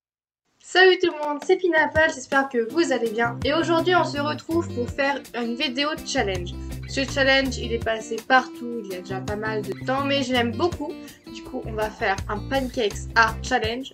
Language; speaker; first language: French; native; French